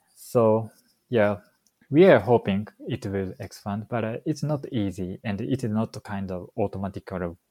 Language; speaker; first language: English; non-native, fluent; Japanese